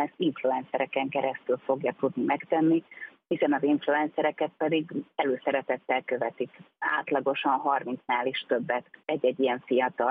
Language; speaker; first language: Hungarian; native; Hungarian